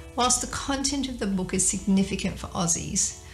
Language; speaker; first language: English; native; English